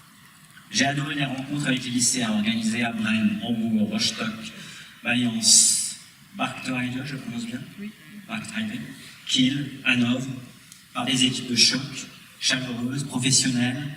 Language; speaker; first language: French; native; French